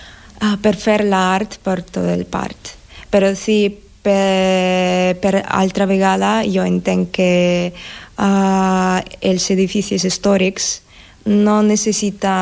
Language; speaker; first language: Catalan; non-native, learner; Spanish